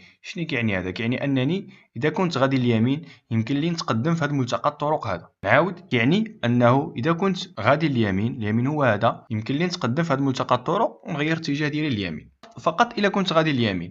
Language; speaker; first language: Arabic; native; Arabic